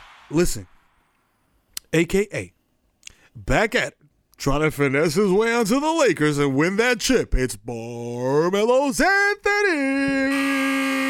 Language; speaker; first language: English; early bilingual, other home language; Spanish